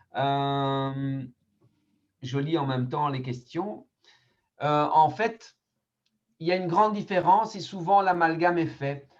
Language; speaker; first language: French; native; French